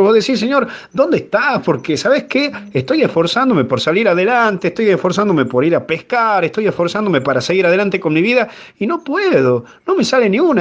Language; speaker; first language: Spanish; native; Spanish